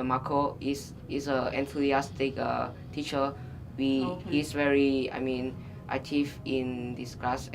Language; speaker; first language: English; non-native, learner; Vietnamese